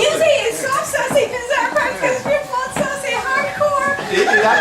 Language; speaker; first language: French; non-native, learner; English